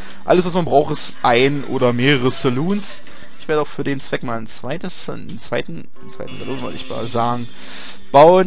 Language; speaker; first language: German; native; German